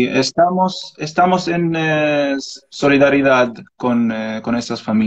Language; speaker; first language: Spanish; non-native, learner; Arabic